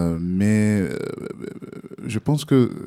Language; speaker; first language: French; non-native, learner; Portuguese